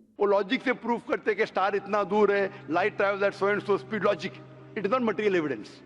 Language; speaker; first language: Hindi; non-native, local second language; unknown